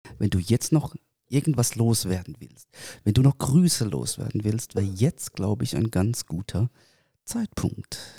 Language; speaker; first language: German; native; German